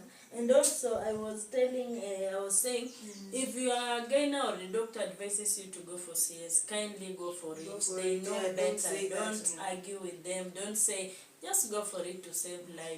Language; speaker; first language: English; non-native, local second language; Swahili